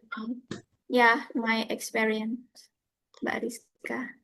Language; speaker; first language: English; non-native, fluent; Indonesian